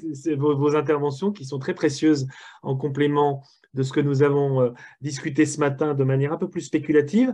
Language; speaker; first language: French; native; French